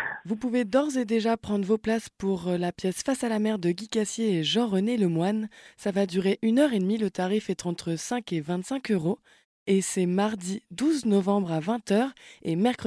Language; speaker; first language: French; native; French